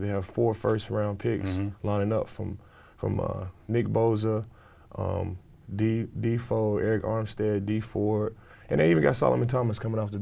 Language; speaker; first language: English; native; English